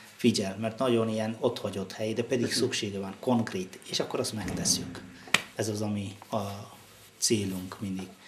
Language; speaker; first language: Hungarian; non-native, fluent; Malayalam